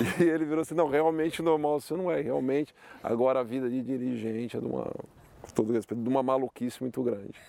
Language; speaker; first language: Portuguese; native; Portuguese